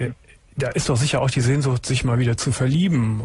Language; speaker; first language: German; native; German